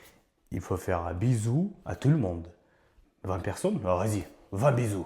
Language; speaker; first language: French; non-native, learner; Ukrainian